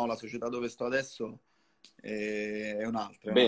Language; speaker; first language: Italian; native; Italian